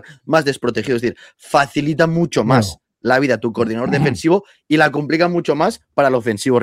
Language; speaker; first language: Spanish; native; Spanish